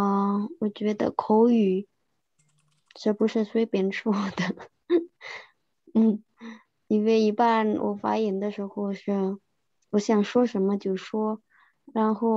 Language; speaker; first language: Chinese; non-native, fluent; Indonesian